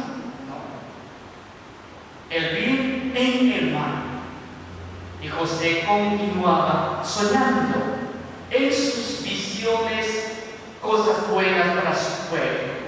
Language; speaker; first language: Spanish; non-native, fluent; Vietnamese